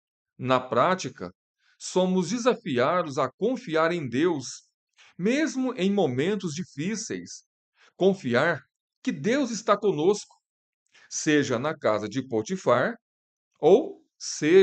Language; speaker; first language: Portuguese; native; Portuguese